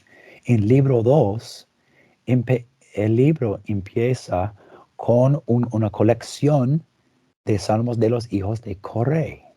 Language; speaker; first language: Spanish; non-native, fluent; English